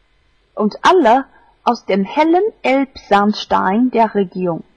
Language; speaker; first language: German; non-native, fluent; Chinese